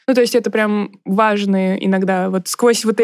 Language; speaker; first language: Russian; native; Russian